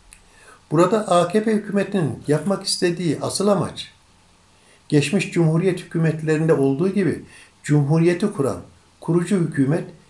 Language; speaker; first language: Turkish; native; Turkish